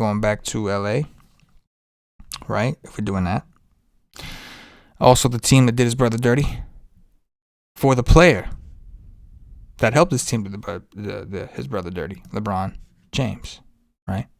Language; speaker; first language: English; native; English